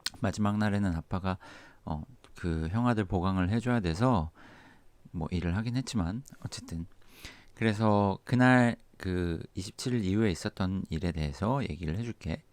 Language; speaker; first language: Korean; native; Korean